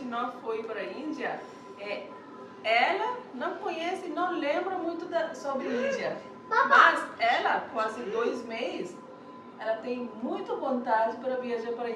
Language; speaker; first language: Portuguese; non-native, learner; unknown